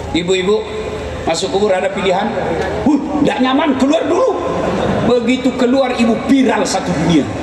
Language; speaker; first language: Indonesian; non-native, local second language; Buginese